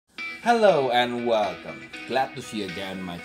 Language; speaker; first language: English; non-native, learner; Indonesian